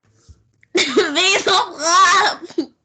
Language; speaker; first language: French; early bilingual, heritage; French